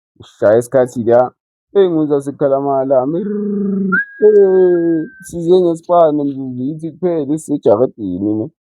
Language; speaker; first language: Zulu; non-native, local second language; Xhosa